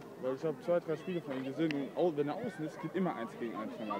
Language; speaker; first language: German; native; German